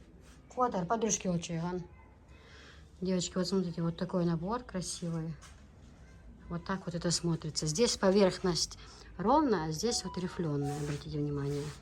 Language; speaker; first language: Russian; non-native, local second language; Chechen